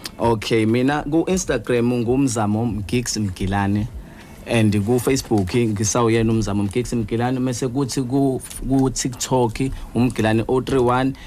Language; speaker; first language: Zulu; native; Zulu